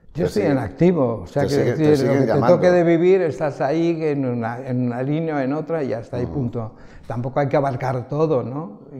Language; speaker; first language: Spanish; native; Spanish